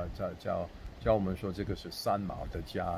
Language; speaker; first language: Chinese; non-native, fluent; English